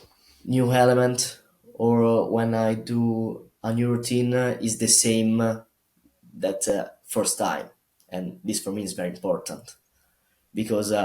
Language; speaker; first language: English; non-native, learner; Italian